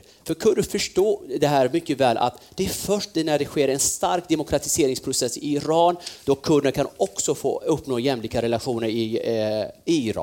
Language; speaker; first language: Swedish; non-native, fluent; Kurdish